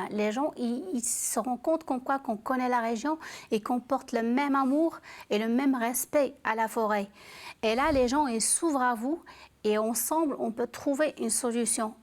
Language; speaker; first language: French; non-native, local second language; Arabic